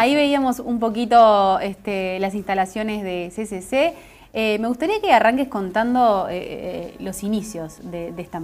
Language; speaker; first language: Spanish; native; Spanish